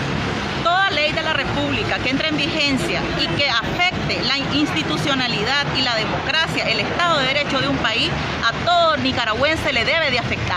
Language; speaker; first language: Spanish; native; Spanish